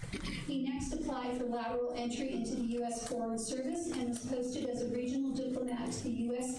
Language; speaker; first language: English; native; English